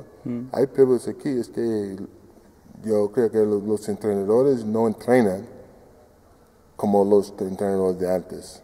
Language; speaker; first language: Spanish; non-native, fluent; English